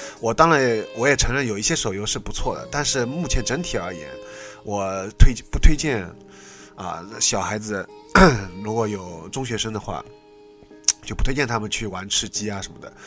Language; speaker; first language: Chinese; native; Chinese